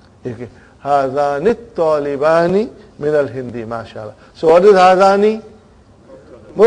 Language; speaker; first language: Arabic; non-native, fluent; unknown